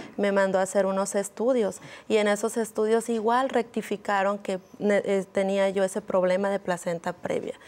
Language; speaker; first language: Spanish; native; Spanish